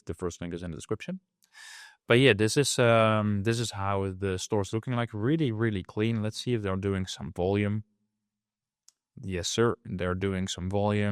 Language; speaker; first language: English; non-native, fluent; Dutch